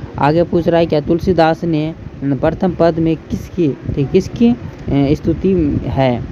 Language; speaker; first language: Hindi; native; Hindi